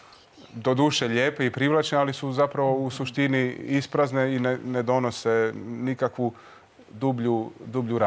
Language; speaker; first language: Croatian; native; Croatian